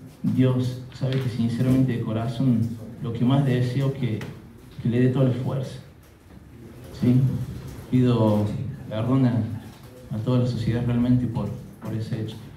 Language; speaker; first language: Spanish; native; Spanish